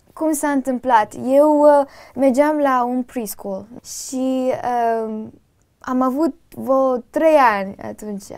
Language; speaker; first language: Romanian; early bilingual, heritage; Romanian